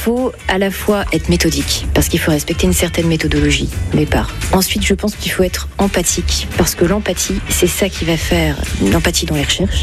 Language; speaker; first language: French; native; French